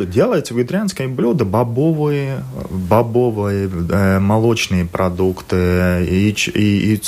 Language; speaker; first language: Russian; non-native, local second language; Latvian